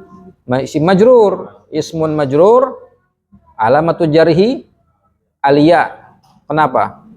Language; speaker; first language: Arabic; non-native, fluent; Indonesian